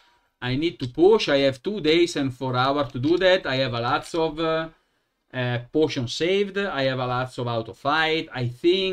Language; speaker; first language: English; non-native, fluent; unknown